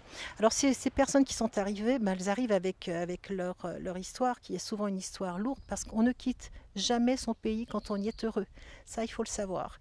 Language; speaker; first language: French; native; French